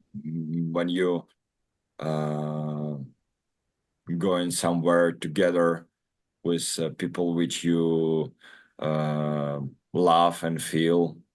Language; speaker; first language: English; non-native, learner; Russian